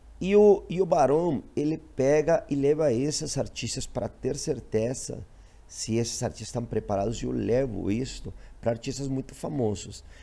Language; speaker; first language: Portuguese; non-native, fluent; Spanish